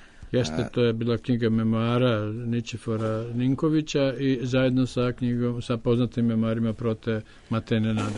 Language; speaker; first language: Serbian; native; Serbian